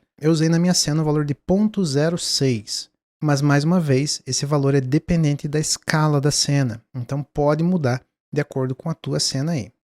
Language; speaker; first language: Portuguese; native; Portuguese